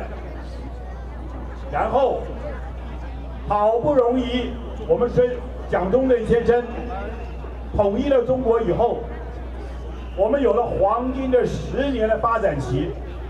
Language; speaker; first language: Chinese; native; Chinese